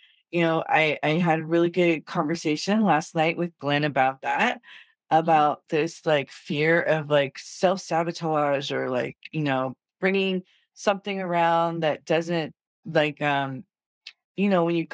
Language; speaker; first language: English; native; English